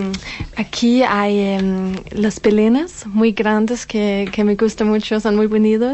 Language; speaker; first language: Spanish; non-native, learner; Danish